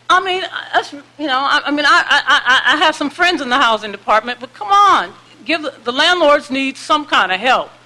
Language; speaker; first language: English; native; English